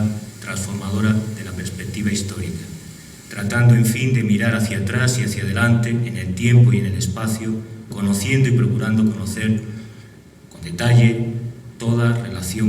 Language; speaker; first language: Spanish; native; Spanish